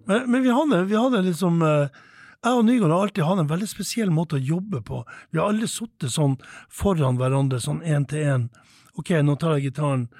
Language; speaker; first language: Norwegian; native; Norwegian